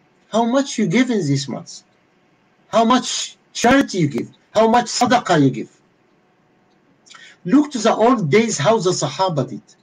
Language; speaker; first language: English; non-native, fluent; Arabic